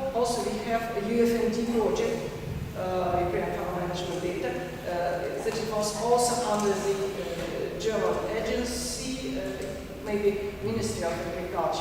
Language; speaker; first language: English; non-native, learner; Ukrainian